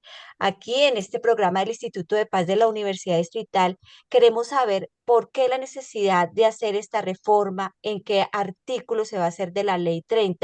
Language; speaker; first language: Spanish; native; Spanish